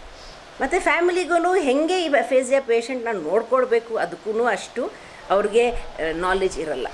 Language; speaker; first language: Kannada; non-native, local second language; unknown